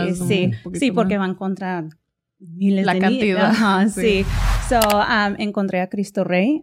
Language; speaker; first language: Spanish; early bilingual, heritage; Spanish